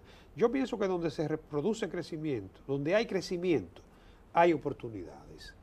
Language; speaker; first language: Spanish; native; Spanish